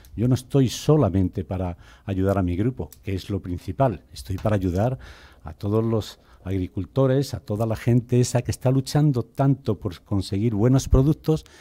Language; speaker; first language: Spanish; native; Spanish